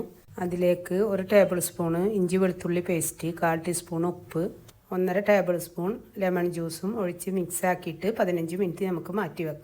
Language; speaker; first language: Malayalam; native; Malayalam